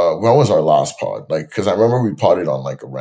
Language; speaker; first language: English; non-native, local second language; Yoruba